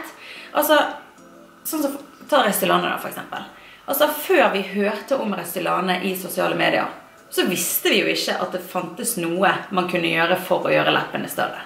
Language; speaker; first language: Norwegian; native; Norwegian